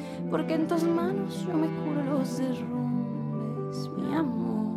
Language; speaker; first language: Spanish; native; Spanish